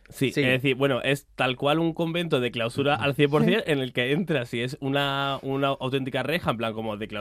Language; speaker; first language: Spanish; native; Spanish